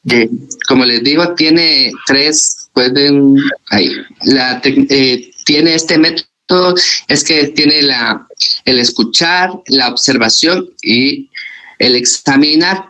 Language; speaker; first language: Spanish; native; Spanish